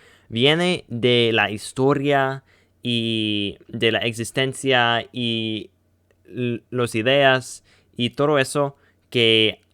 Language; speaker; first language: Spanish; non-native, learner; English